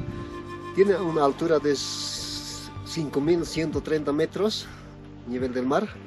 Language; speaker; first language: Spanish; non-native, local second language; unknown